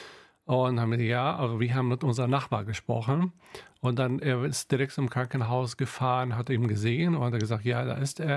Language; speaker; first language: German; non-native, local second language; Arabic